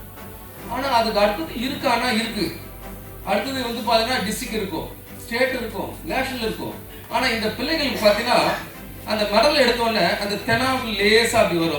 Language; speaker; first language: Tamil; native; Tamil